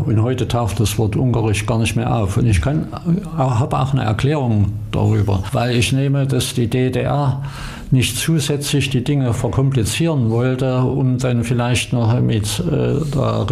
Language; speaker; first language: German; native; German